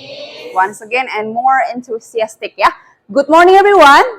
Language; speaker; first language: English; non-native, fluent; Indonesian